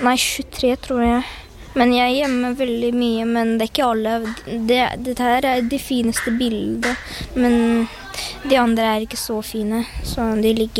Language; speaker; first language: Norwegian; early bilingual, other home language; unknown